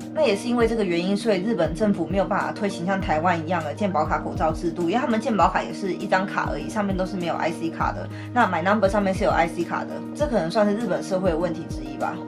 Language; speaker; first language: Chinese; native; Chinese